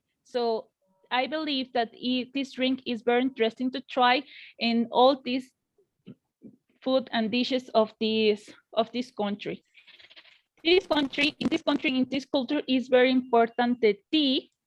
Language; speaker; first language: English; non-native, learner; Spanish